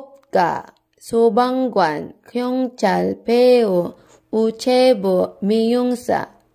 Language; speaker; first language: Korean; non-native, learner; Cebuano